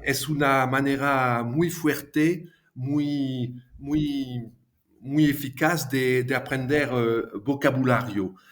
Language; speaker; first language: Spanish; non-native, fluent; French